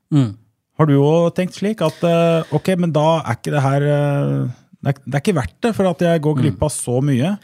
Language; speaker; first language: Norwegian; native; Norwegian